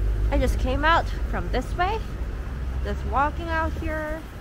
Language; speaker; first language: English; non-native, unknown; Korean